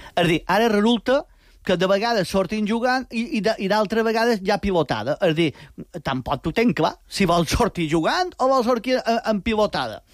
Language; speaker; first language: Catalan; native; Catalan